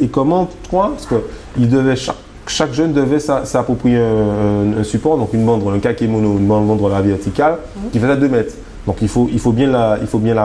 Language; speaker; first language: French; native; French